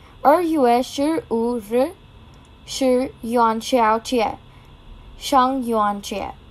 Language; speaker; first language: Chinese; non-native, learner; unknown